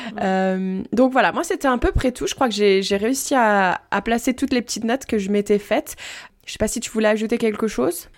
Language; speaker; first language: French; native; French